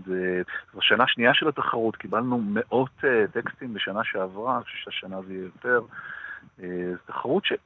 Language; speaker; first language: Hebrew; native; Hebrew